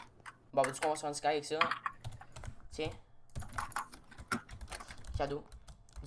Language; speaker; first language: French; native; French